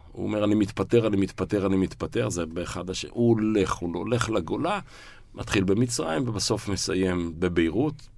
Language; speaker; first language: Hebrew; native; Hebrew